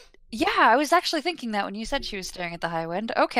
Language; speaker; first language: English; native; English